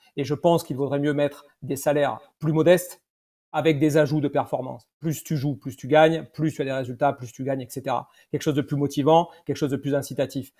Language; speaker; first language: French; native; French